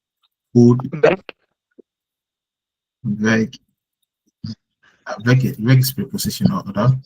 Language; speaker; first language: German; non-native, fluent; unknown